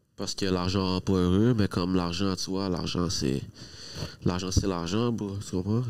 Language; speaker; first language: French; native; French